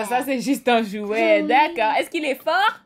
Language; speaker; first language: French; non-native, fluent; English